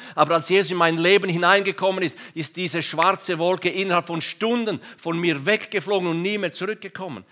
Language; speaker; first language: German; non-native, local second language; Romansh